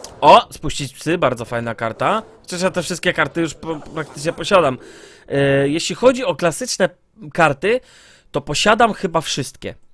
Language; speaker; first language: Polish; native; Polish